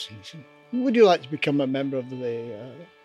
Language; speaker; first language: English; native; English